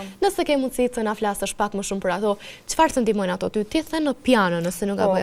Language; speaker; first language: Albanian; native; Albanian